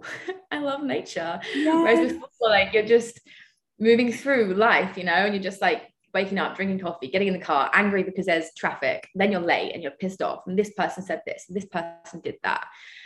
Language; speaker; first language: English; native; English